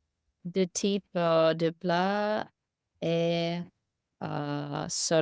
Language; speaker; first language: French; non-native, learner; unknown